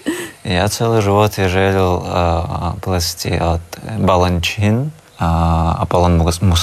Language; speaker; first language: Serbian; non-native, learner; Russian